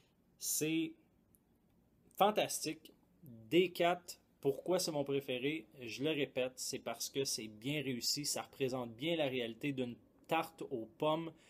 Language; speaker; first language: French; native; French